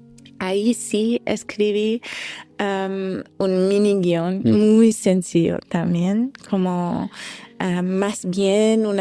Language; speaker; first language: Spanish; non-native, fluent; German